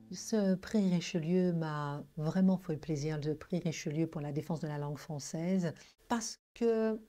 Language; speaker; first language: French; non-native, local second language; Guadeloupean Creole French